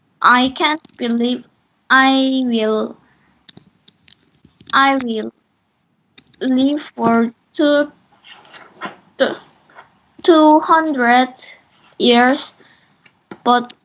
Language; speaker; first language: English; non-native, learner; Korean